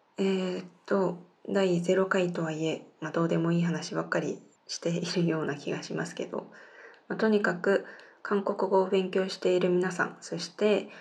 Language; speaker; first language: Japanese; non-native, fluent; Korean